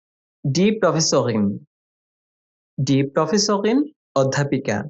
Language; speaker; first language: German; non-native, fluent; Bangla